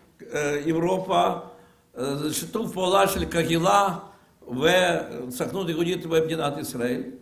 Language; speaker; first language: Hebrew; non-native, fluent; Russian